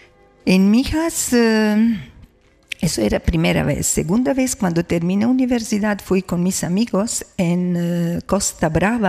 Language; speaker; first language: Spanish; non-native, fluent; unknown